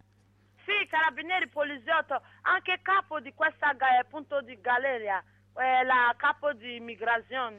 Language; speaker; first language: Italian; non-native, learner; English